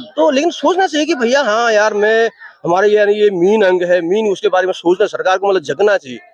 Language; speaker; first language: Hindi; native; Hindi